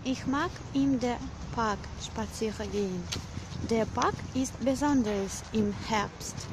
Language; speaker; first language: German; non-native, learner; Russian